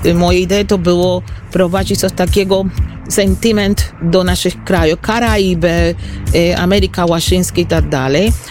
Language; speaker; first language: Polish; non-native, fluent; Spanish